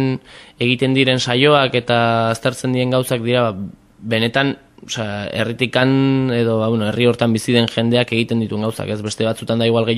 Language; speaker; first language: Basque; native; Basque